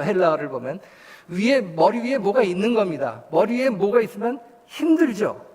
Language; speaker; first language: Korean; native; Korean